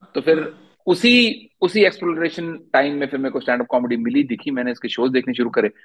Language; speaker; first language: Hindi; native; Hindi